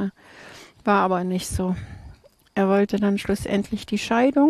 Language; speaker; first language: German; native; German